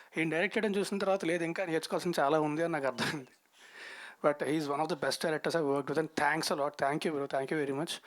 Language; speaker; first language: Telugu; native; Telugu